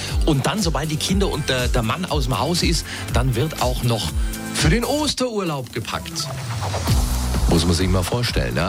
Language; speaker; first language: German; native; German